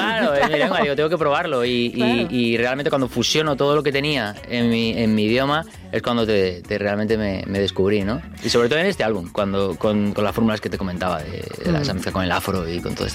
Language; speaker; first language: Spanish; native; Spanish